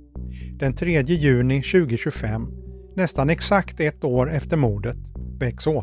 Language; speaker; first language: Swedish; native; Swedish